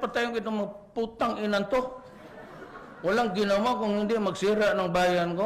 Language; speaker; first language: Filipino; non-native, local second language; Cebuano